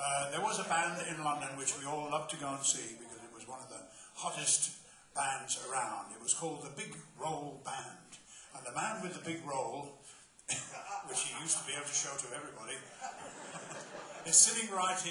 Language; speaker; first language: English; native; English